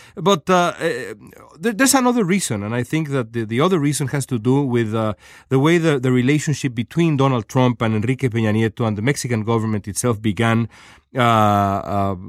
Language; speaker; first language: English; non-native, fluent; Spanish